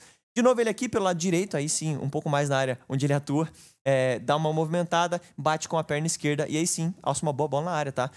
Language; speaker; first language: Portuguese; native; Portuguese